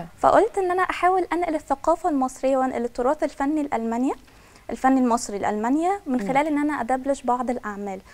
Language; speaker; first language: Arabic; native; Arabic